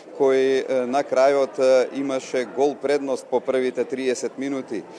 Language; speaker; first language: Macedonian; native; Macedonian